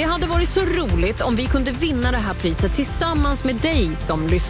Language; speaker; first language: Swedish; native; Swedish